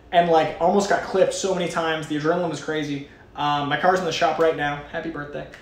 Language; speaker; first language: English; native; English